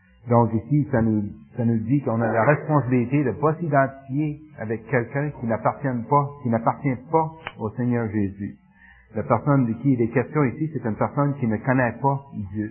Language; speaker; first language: French; native; French